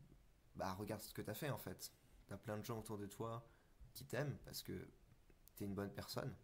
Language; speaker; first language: French; native; French